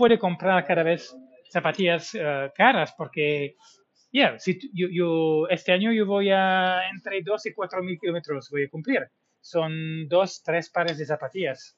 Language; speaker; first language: Spanish; non-native, fluent; English